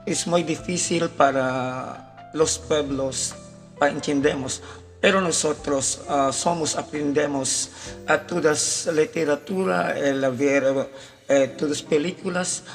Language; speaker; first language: Spanish; non-native, learner; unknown